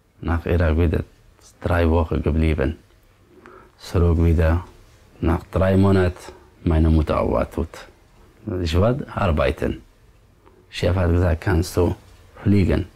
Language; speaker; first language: German; non-native, learner; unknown